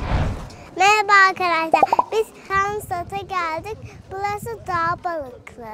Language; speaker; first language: Turkish; non-native, learner; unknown